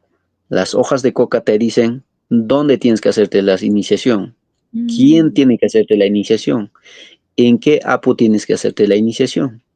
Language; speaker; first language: Spanish; non-native, local second language; Quechua